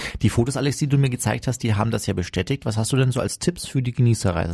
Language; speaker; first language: German; native; German